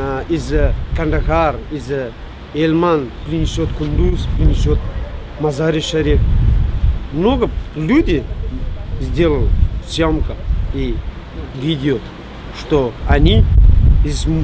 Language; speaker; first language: Russian; non-native, learner; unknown